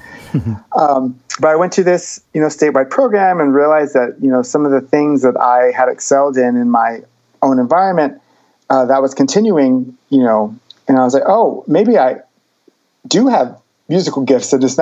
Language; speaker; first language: English; native; English